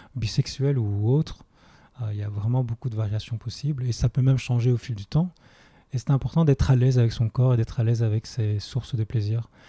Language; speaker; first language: French; native; French